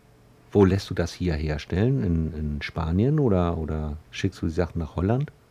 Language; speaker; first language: German; native; German